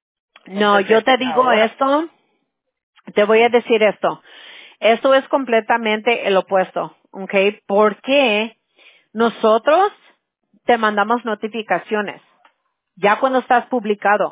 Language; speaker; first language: Spanish; early bilingual, heritage; Spanish